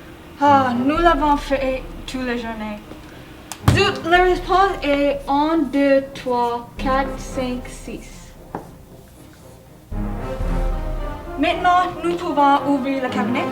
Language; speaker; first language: French; non-native, learner; English